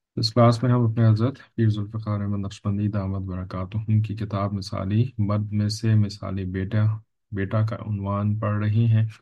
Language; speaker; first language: Urdu; native; Urdu